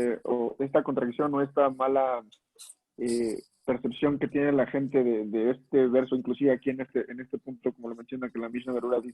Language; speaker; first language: Spanish; native; Spanish